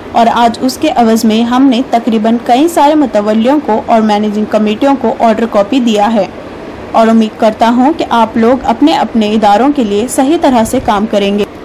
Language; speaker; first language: Hindi; non-native, local second language; Urdu